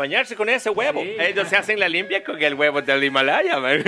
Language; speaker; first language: Spanish; native; Spanish